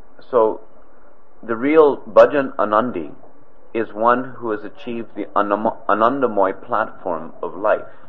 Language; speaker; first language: English; native; English